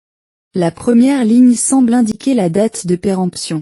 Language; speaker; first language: French; non-native, learner; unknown